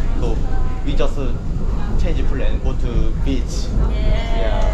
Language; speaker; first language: English; non-native, learner; Korean